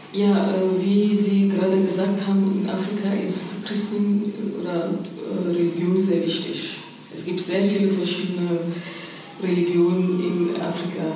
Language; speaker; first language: German; non-native, fluent; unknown